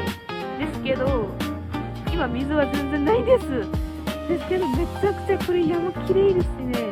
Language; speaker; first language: Japanese; non-native, learner; Burmese